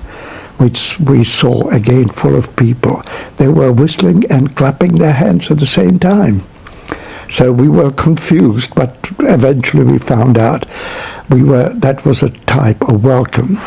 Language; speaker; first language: English; non-native, fluent; Czech